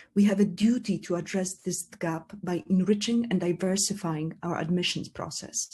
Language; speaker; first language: English; non-native, fluent; Polish